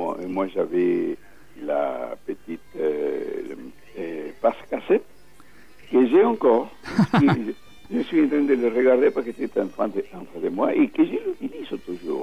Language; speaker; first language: French; non-native, fluent; Spanish